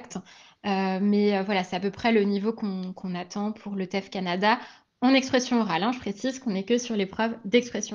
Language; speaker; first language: French; native; French